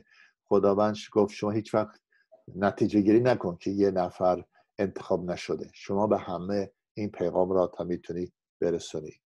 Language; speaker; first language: Persian; non-native, fluent; English